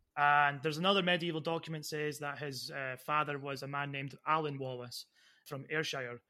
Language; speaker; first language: English; native; English